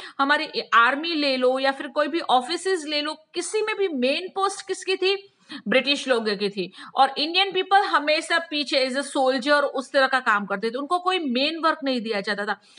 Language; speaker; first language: Hindi; non-native, local second language; Gujarati